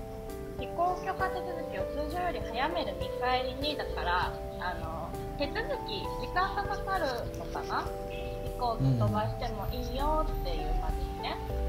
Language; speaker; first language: Japanese; native; Japanese